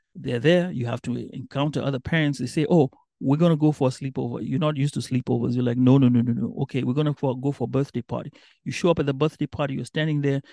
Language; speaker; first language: English; non-native, local second language; Giryama